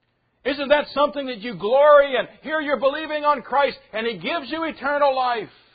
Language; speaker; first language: English; native; English